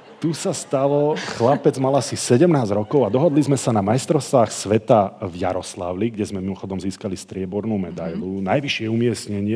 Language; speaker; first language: Slovak; native; Slovak